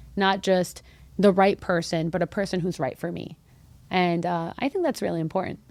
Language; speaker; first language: English; early bilingual, other home language; Arabic